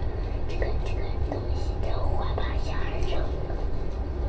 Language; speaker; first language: Chinese; native; Chinese